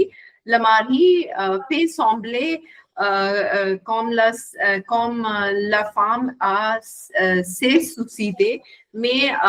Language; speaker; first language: French; non-native, learner; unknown